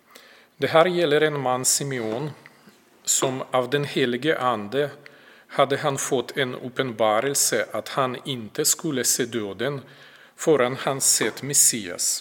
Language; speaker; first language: Swedish; non-native, fluent; Russian